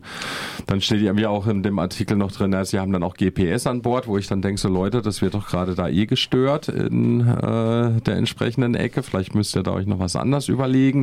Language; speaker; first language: German; native; German